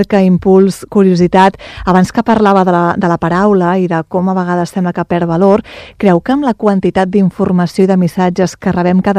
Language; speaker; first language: Catalan; native; Catalan